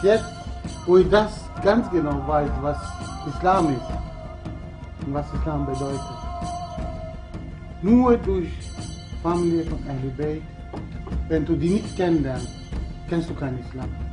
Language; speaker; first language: German; early bilingual, other home language; Albanian